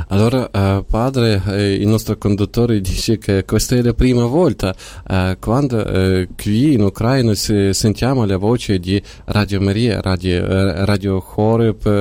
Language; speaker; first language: Italian; non-native, fluent; Ukrainian